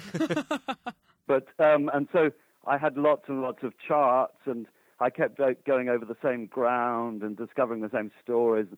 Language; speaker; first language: English; native; English